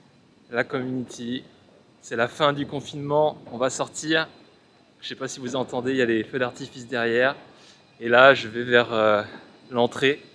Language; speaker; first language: French; native; French